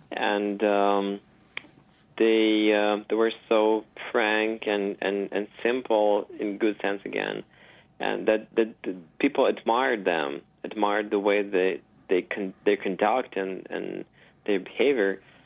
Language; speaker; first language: English; non-native, fluent; Ukrainian